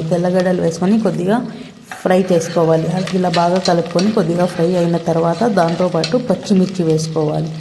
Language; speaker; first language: Telugu; non-native, local second language; Urdu